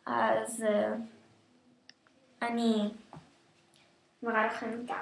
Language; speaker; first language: Hebrew; native; Hebrew